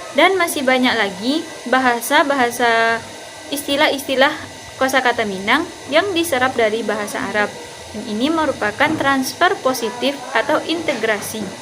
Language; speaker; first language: Indonesian; non-native, local second language; Minangkabau